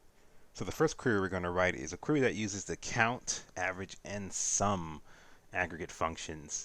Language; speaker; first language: English; native; English